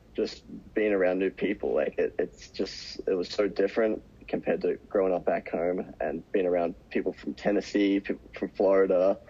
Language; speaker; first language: English; native; English